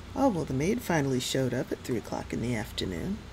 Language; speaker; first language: English; native; English